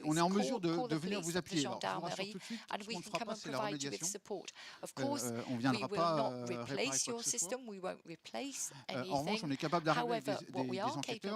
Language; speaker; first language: French; native; French